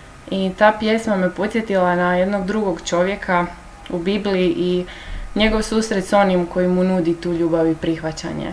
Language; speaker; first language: Croatian; native; Croatian